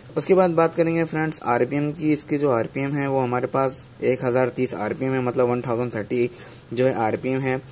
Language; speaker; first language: Urdu; native; Urdu